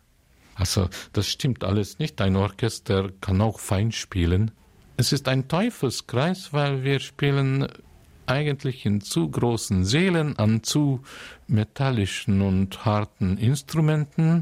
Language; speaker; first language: German; non-native, fluent; Hungarian